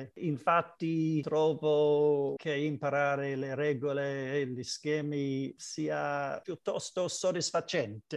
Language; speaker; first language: Italian; non-native, learner; English